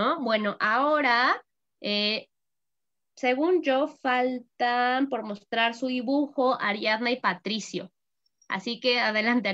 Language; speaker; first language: Spanish; native; Spanish